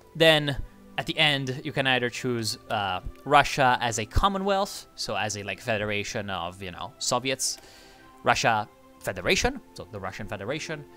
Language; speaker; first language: English; native; English